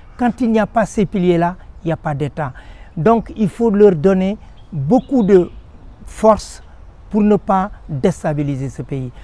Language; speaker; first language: French; non-native, local second language; Wolof